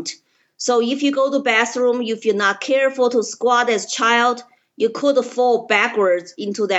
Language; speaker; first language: English; non-native, fluent; Chinese